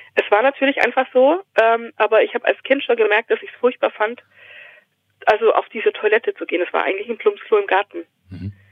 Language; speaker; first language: German; native; German